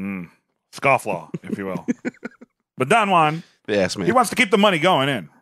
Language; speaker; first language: English; native; English